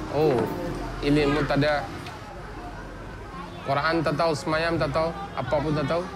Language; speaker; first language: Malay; non-native, learner; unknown